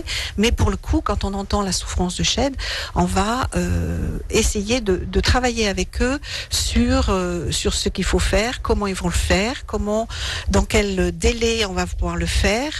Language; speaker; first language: French; native; French